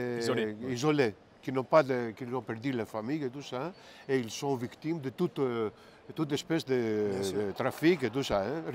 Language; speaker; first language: French; non-native, fluent; Greek